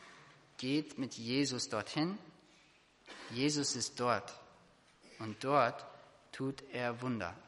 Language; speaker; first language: German; non-native, fluent; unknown